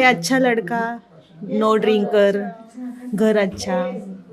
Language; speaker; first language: Hindi; non-native, local second language; Marathi